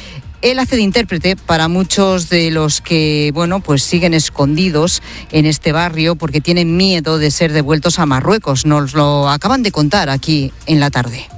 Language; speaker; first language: Spanish; native; Spanish